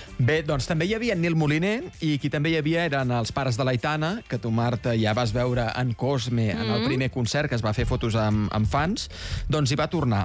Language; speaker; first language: Catalan; native; Catalan